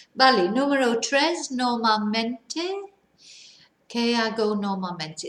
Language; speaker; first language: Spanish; non-native, fluent; English